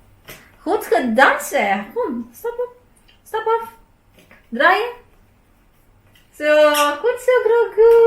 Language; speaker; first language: Dutch; non-native, fluent; Indonesian